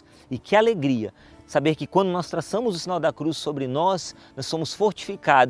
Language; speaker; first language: Portuguese; native; Portuguese